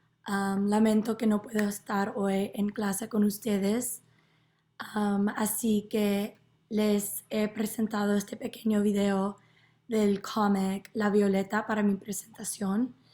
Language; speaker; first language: Spanish; non-native, learner; English